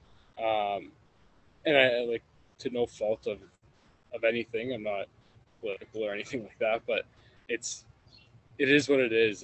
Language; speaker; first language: English; native; English